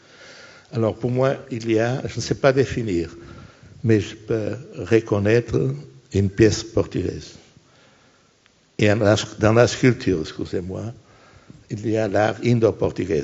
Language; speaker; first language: French; non-native, fluent; Portuguese